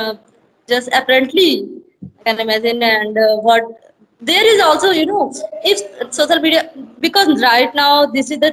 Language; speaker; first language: English; non-native, learner; Hindi